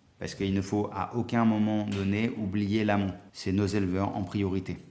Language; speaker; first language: French; native; French